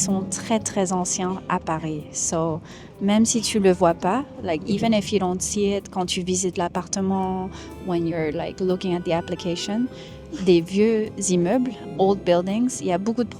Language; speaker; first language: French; non-native, fluent; English